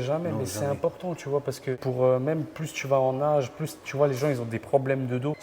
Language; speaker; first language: French; native; French